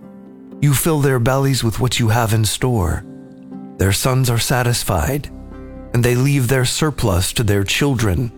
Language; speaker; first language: English; native; English